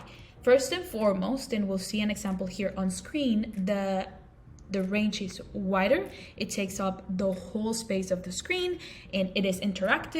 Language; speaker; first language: English; non-native, local second language; Spanish